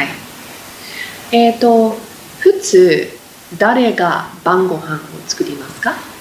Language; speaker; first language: Japanese; non-native, fluent; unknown